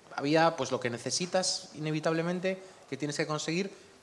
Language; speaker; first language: Spanish; native; Spanish